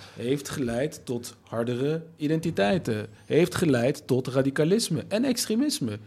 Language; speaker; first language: Dutch; native; Dutch